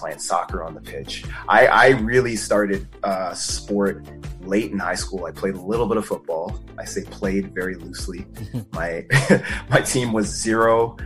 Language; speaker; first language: English; native; English